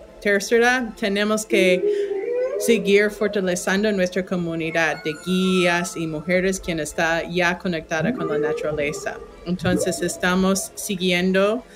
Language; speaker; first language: Spanish; non-native, fluent; English